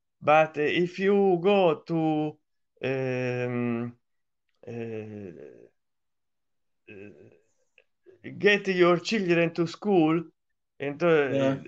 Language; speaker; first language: English; non-native, learner; Italian